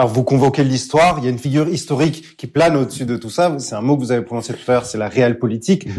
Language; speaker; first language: French; native; French